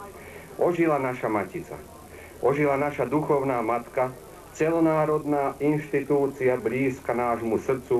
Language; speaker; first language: Slovak; native; Slovak